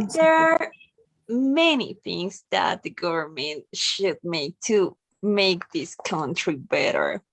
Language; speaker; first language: English; non-native, learner; Spanish